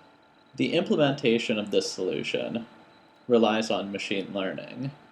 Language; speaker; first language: English; native; English